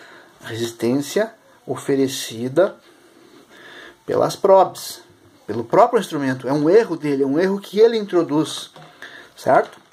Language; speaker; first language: Portuguese; native; Portuguese